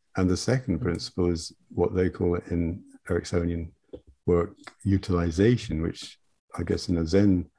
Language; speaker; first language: English; native; English